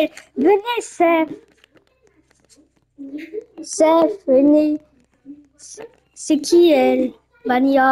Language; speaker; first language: French; native; French